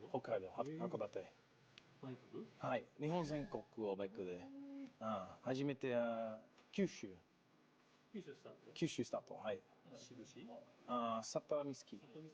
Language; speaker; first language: Japanese; non-native, learner; English